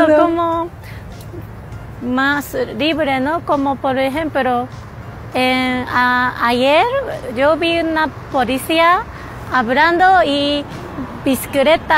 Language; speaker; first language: Spanish; non-native, learner; Japanese